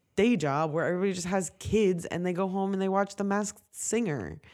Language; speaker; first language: English; native; English